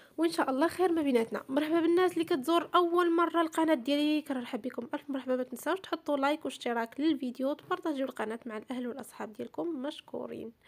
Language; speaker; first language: Arabic; native; Arabic